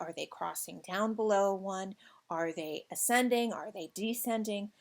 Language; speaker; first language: English; native; English